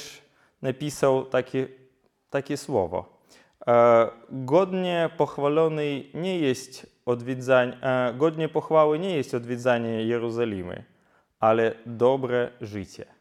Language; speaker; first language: Polish; non-native, fluent; Ukrainian